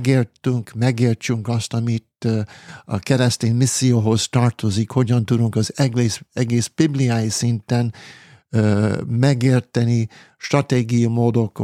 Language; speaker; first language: Hungarian; non-native, fluent; English